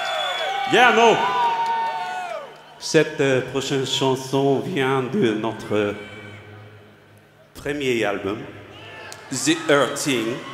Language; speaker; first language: French; non-native, learner; English